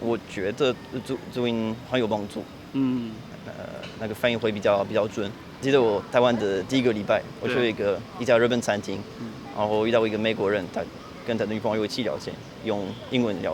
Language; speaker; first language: Chinese; non-native, learner; French